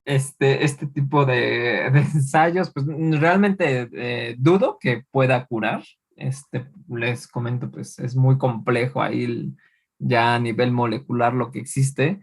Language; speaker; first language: Spanish; native; Spanish